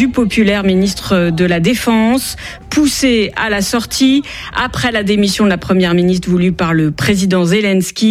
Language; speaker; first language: French; native; French